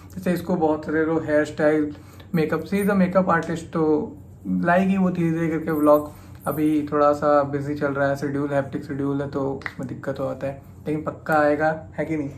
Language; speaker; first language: Hindi; native; Hindi